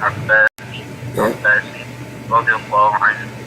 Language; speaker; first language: Arabic; non-native, learner; English